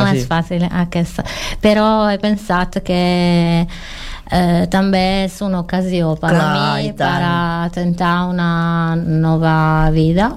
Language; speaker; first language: Catalan; non-native, learner; Italian